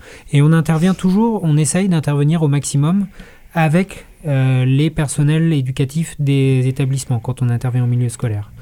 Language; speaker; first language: French; native; French